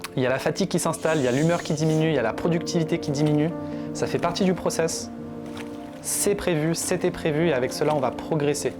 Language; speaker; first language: French; native; French